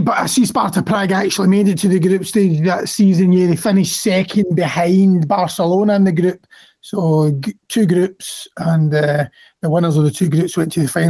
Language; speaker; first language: English; native; English